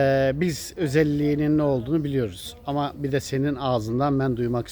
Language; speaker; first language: Turkish; native; Turkish